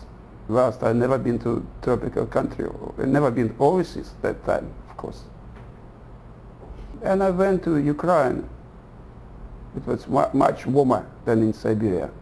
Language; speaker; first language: English; non-native, fluent; Russian